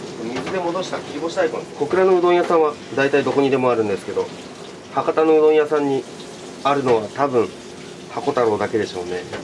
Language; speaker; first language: Japanese; native; Japanese